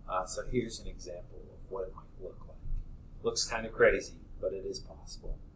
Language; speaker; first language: English; native; English